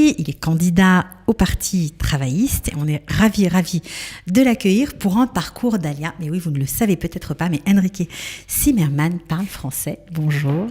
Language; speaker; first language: French; native; French